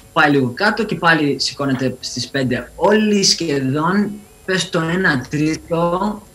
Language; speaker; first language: Greek; early bilingual, other home language; English